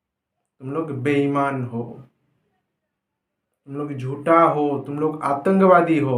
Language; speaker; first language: Hindi; non-native, local second language; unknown